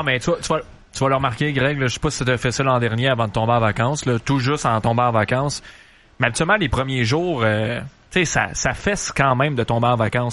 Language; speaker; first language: French; native; French